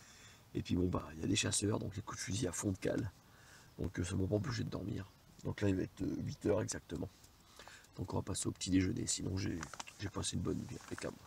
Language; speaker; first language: French; native; French